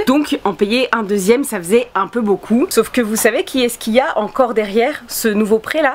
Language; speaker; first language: French; native; French